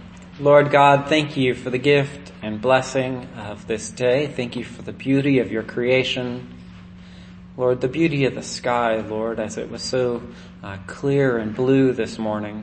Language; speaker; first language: English; native; English